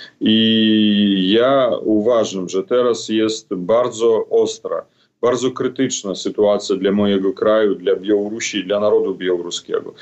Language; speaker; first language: Polish; non-native, fluent; Belarusian